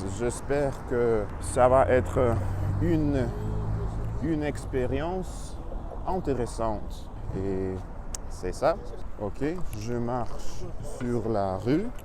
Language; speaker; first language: French; non-native, learner; Russian